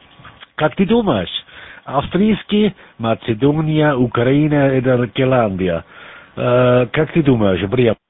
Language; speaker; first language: Russian; non-native, learner; German